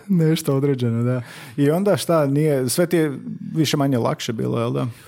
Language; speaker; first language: Croatian; native; Croatian